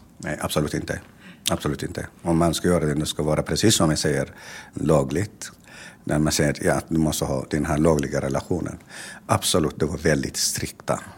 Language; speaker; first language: Swedish; non-native, fluent; Tigrinya